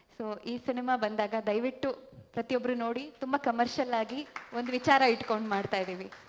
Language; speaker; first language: Kannada; native; Kannada